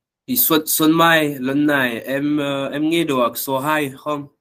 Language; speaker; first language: Vietnamese; non-native, learner; French